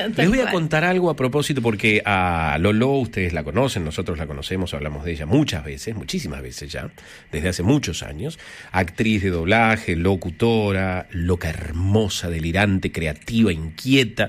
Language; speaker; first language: Spanish; native; Spanish